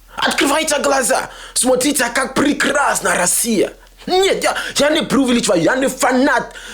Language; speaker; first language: Russian; non-native, fluent; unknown